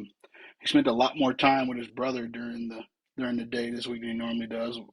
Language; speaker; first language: English; native; English